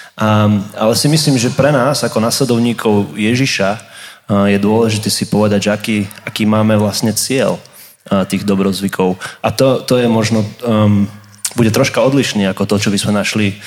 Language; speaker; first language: Slovak; non-native, fluent; English